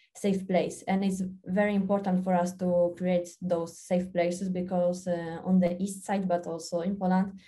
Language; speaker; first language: English; non-native, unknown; Polish